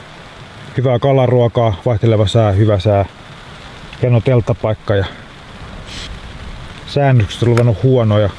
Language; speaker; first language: Finnish; native; Finnish